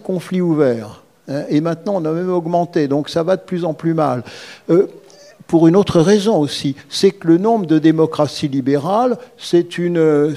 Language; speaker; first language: French; native; French